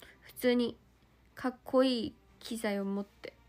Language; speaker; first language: Japanese; native; Japanese